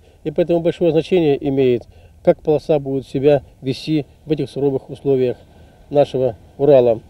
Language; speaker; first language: Russian; native; Russian